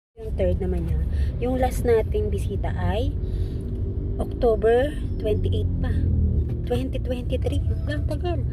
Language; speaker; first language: Filipino; native; Filipino